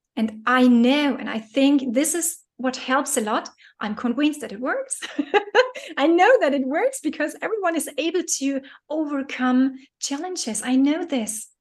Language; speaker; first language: English; non-native, fluent; German